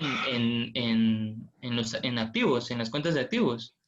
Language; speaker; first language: Spanish; native; Spanish